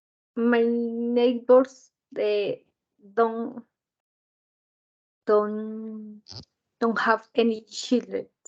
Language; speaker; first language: English; non-native, learner; Spanish